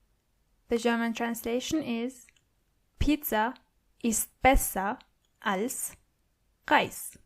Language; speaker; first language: German; non-native, fluent; English